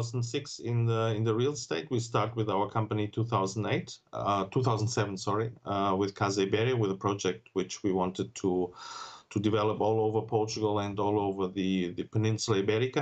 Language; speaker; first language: English; non-native, fluent; German